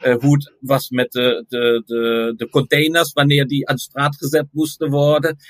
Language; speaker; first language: Dutch; non-native, fluent; German